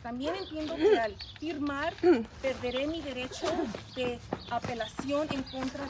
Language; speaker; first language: Spanish; early bilingual, other home language; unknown